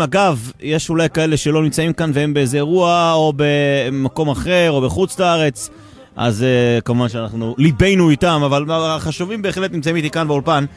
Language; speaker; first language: Hebrew; native; Hebrew